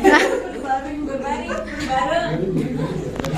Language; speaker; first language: Indonesian; native; Indonesian